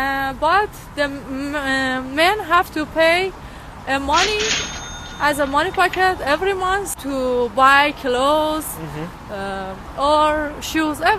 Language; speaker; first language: English; non-native, learner; Persian